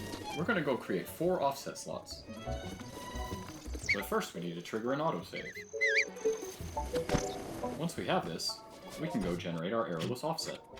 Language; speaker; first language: English; native; English